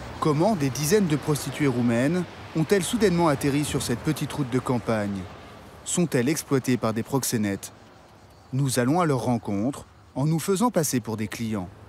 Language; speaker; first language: French; native; French